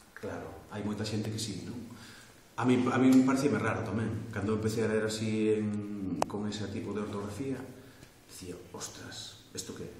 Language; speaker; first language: Galician; non-native, local second language; Spanish